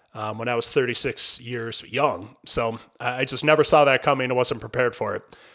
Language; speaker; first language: English; native; English